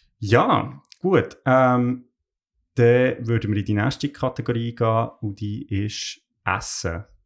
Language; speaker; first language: German; native; German